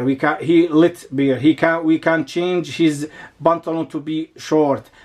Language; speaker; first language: English; non-native, learner; Arabic